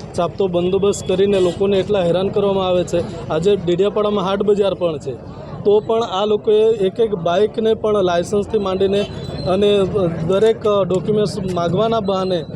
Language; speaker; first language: Gujarati; native; Gujarati